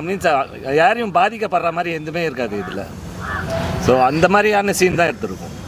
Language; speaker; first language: Tamil; native; Tamil